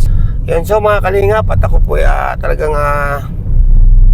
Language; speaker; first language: Filipino; native; Filipino